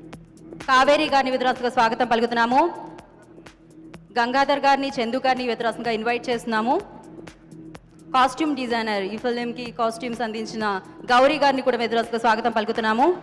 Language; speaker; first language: Telugu; native; Telugu